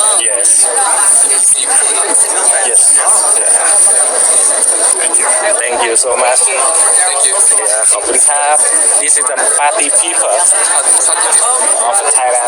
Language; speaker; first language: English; non-native, learner; Thai